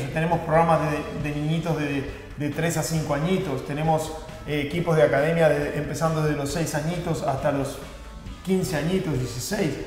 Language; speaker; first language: Spanish; native; Spanish